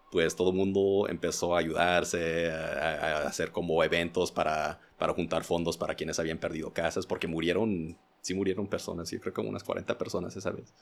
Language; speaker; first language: Spanish; early bilingual, heritage; Spanish